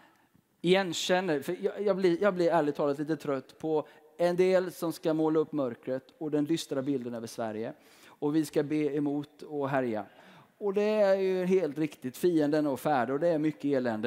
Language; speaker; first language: Swedish; native; Swedish